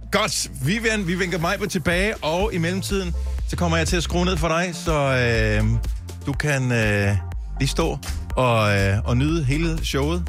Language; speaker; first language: Danish; native; Danish